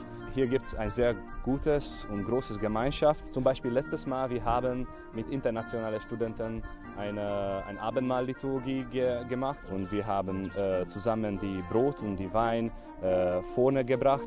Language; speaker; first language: German; non-native, learner; Hungarian